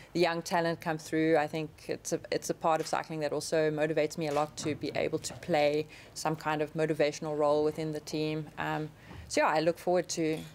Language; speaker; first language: English; native; English